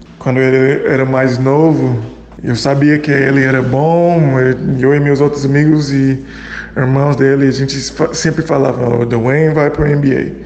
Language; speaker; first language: Portuguese; non-native, fluent; English